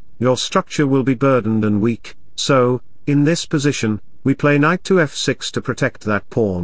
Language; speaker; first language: English; non-native, local second language; Hindi